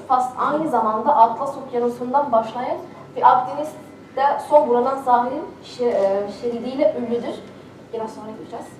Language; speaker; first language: Turkish; non-native, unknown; Arabic